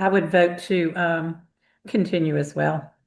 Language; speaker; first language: English; native; English